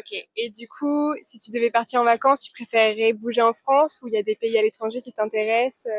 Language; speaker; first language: French; native; French